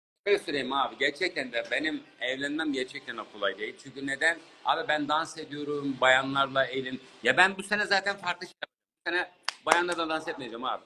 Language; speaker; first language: Turkish; native; Turkish